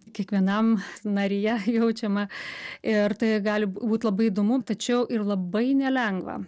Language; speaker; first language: Lithuanian; native; Lithuanian